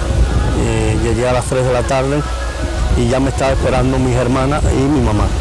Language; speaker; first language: Spanish; native; Spanish